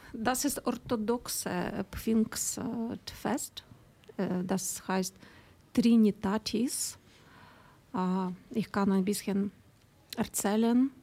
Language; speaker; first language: German; non-native, learner; Ukrainian